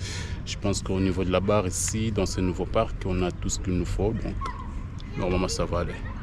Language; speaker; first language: French; native; French